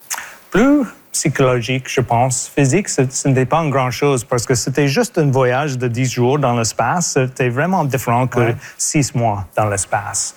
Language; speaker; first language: French; non-native, local second language; English